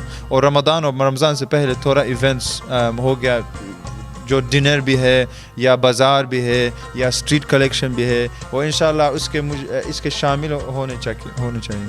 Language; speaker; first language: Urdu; early bilingual, heritage; Urdu